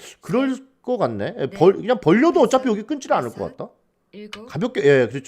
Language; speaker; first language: Korean; native; Korean